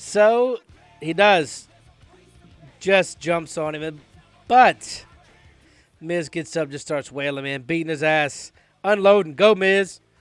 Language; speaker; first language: English; native; English